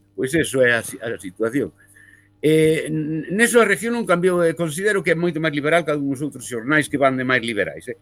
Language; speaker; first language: Galician; native; Galician